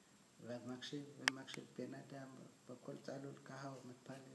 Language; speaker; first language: Hebrew; non-native, fluent; Amharic